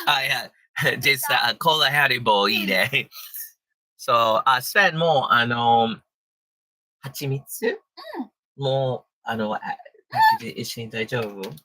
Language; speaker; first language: Japanese; non-native, learner; English